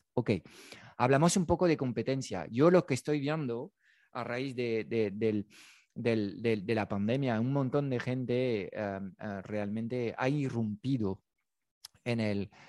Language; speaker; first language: Spanish; non-native, fluent; French